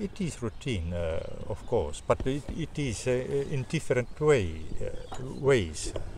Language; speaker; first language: English; non-native, learner; Estonian